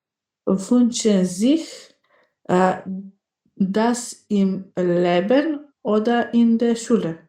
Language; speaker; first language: German; non-native, learner; Macedonian